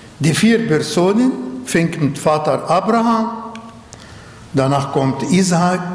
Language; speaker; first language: German; non-native, learner; Arabic